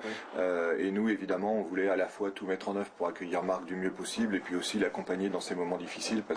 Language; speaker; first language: French; native; French